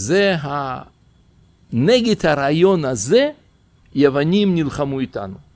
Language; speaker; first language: Hebrew; non-native, fluent; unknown